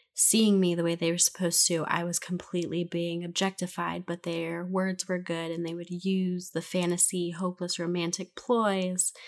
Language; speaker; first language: English; native; English